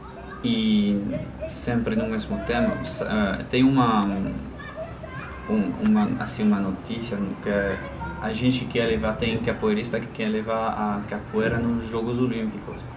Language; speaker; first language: Portuguese; non-native, fluent; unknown